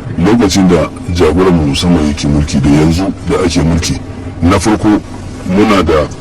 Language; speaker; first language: Hausa; native; Hausa